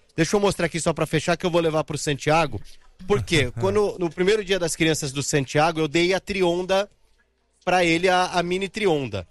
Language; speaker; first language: Portuguese; native; Portuguese